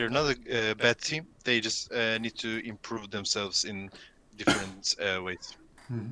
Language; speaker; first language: English; non-native, learner; Turkish